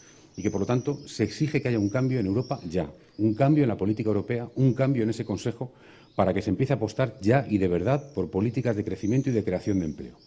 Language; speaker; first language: Spanish; native; Spanish